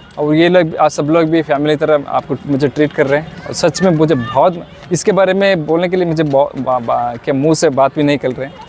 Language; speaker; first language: Hindi; non-native, local second language; Kannada